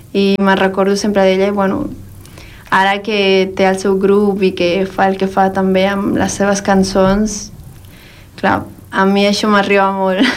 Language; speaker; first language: Catalan; early bilingual, other home language; Spanish